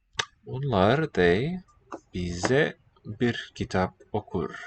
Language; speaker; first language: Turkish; non-native, learner; English